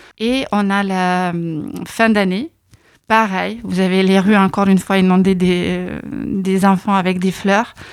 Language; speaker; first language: French; non-native, fluent; Lithuanian